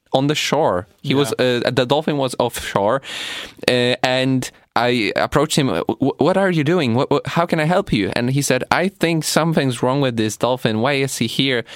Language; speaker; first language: English; non-native, fluent; Polish